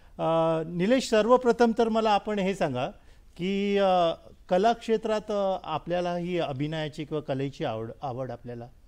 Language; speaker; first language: Marathi; native; Marathi